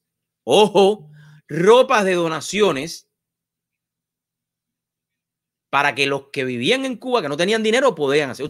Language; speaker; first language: Spanish; native; Spanish